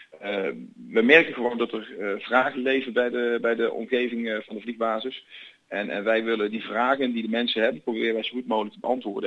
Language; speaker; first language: Dutch; native; Dutch